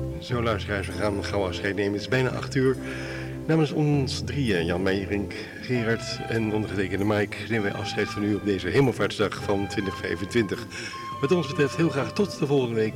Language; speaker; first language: Dutch; native; Dutch